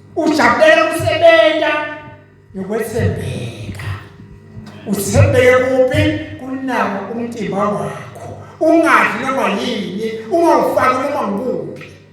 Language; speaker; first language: Zulu; non-native, local second language; Swati